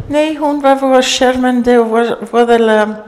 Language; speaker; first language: Icelandic; early bilingual, heritage; English